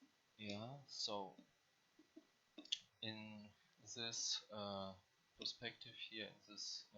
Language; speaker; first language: English; non-native, learner; German